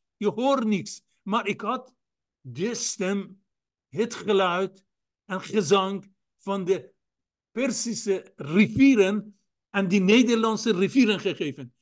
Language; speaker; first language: Dutch; non-native, fluent; Persian